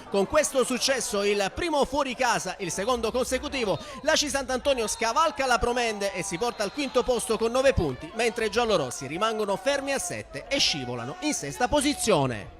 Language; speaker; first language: Italian; native; Italian